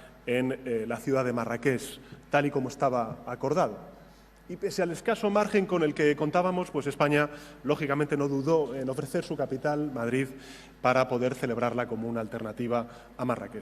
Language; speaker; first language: Spanish; native; Spanish